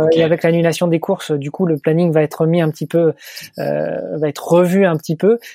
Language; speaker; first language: French; native; French